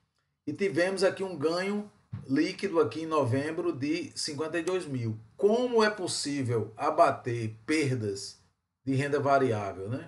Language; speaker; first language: Portuguese; native; Portuguese